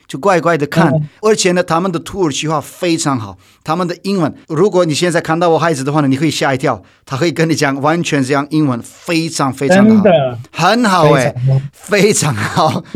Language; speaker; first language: Chinese; non-native, fluent; Turkish